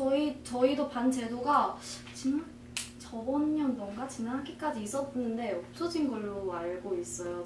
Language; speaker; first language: Korean; early bilingual, heritage; Korean